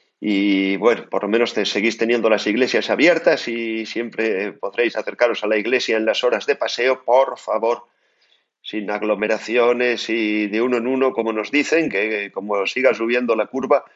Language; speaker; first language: Spanish; native; Spanish